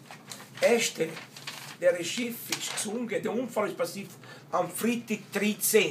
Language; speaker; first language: German; non-native, learner; Italian